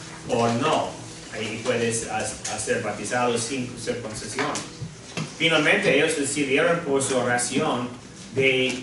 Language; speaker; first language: Spanish; non-native, fluent; English